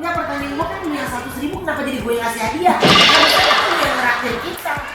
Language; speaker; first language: Indonesian; native; Indonesian